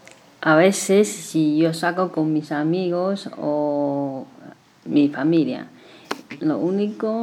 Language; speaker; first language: Spanish; non-native, learner; Chinese